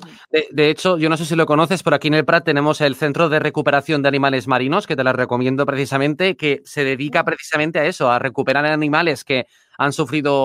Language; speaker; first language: Spanish; native; Spanish